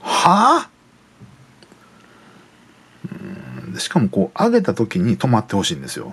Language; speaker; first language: Japanese; native; Japanese